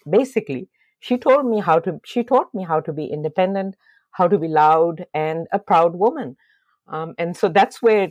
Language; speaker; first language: English; non-native, local second language; Urdu